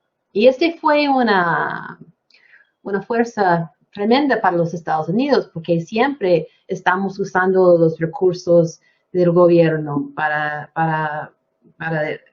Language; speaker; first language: Spanish; non-native, fluent; English